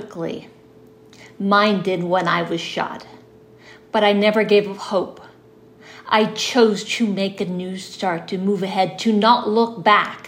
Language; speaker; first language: English; native; English